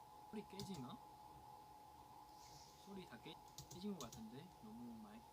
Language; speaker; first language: Korean; non-native, fluent; Chinese